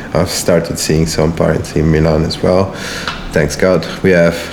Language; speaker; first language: English; non-native, fluent; Italian